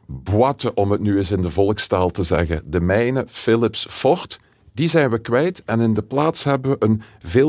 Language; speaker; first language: Dutch; native; Dutch